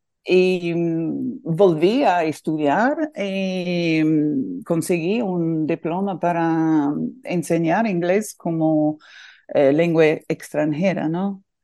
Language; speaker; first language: Spanish; non-native, fluent; English